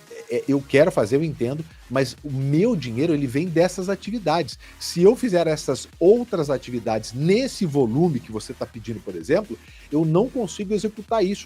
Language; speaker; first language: Portuguese; native; Portuguese